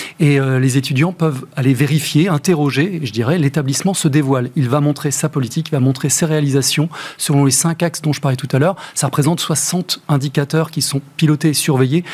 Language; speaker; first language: French; native; French